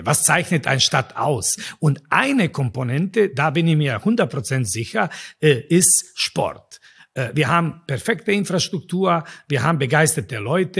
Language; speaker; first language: German; non-native, fluent; Croatian